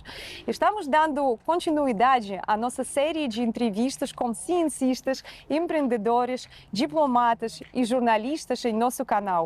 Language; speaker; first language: Portuguese; non-native, fluent; Russian